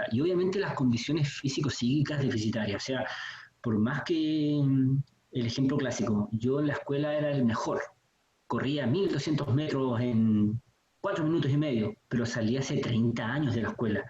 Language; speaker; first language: Spanish; native; Spanish